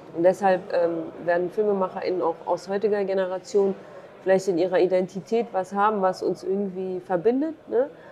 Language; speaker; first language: German; early bilingual, other home language; Kurdish